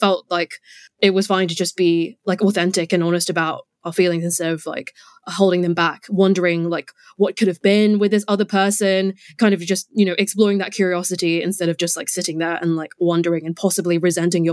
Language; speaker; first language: English; non-native, local second language; Cantonese